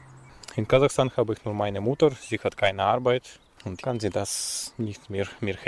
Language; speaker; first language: German; non-native, fluent; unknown